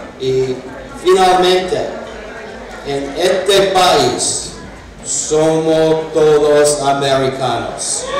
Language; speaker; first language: Spanish; non-native, learner; English